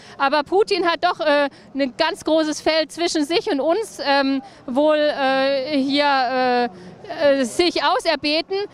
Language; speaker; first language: German; native; German